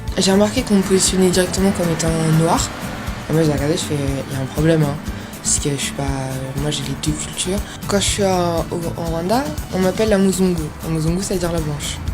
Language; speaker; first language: French; native; French